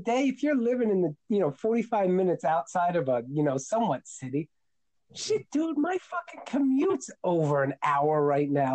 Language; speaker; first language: English; native; English